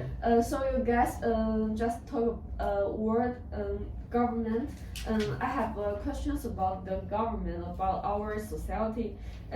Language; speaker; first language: English; non-native, learner; Chinese